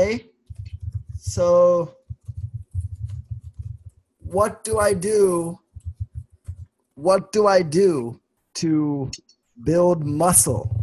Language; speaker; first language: English; non-native, fluent; Swedish